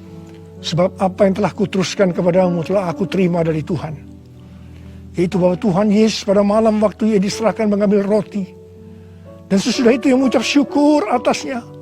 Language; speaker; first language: Indonesian; native; Indonesian